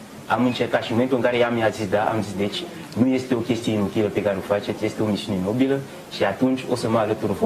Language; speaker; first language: Romanian; non-native, fluent; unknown